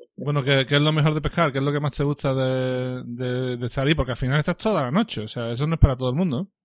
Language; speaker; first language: Spanish; native; Spanish